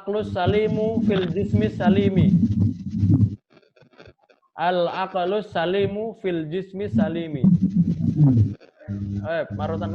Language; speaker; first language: Arabic; non-native, fluent; Indonesian